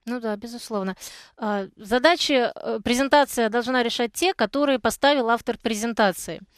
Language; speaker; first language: Russian; native; Russian